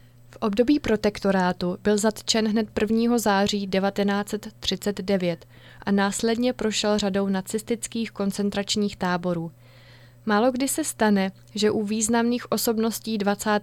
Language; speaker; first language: Czech; native; Czech